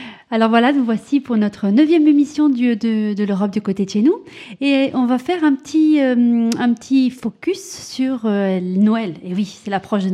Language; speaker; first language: French; native; French